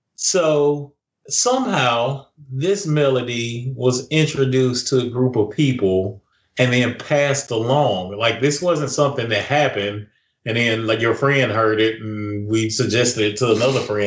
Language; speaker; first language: English; native; English